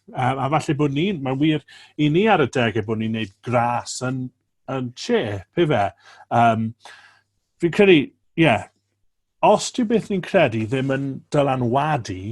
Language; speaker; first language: Welsh; native; Welsh